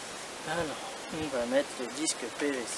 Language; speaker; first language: French; native; French